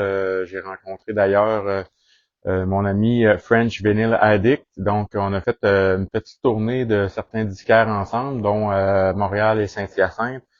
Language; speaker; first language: French; native; French